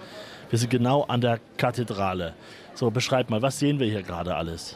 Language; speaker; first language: German; native; German